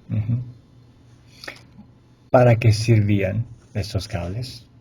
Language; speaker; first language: Spanish; non-native, fluent; Italian